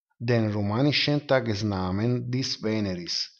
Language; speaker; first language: German; non-native, fluent; Italian